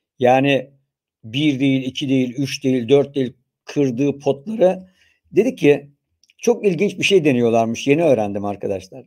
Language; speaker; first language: Turkish; native; Turkish